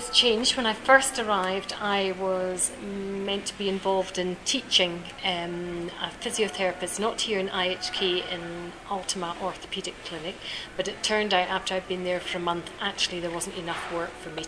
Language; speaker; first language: English; native; English